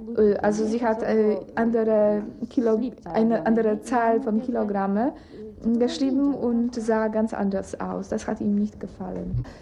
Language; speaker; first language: German; non-native, fluent; Polish